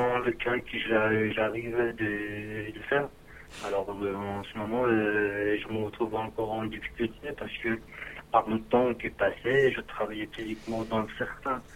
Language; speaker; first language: French; non-native, learner; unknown